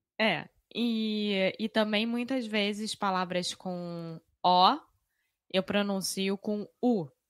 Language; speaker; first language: Portuguese; native; Portuguese